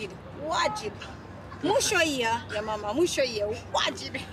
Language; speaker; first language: Arabic; non-native, learner; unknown